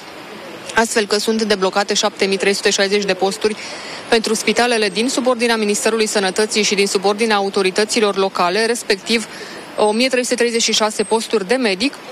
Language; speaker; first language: Romanian; native; Romanian